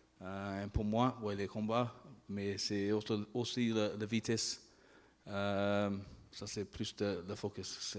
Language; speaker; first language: French; non-native, learner; English